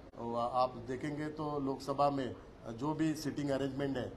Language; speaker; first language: Hindi; non-native, local second language; Marathi